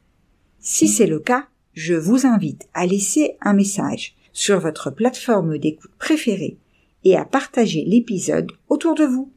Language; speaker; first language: French; native; French